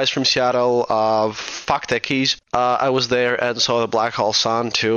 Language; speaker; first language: English; non-native, fluent; Russian